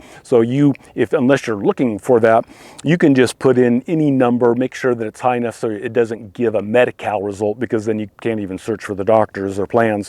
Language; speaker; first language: English; native; English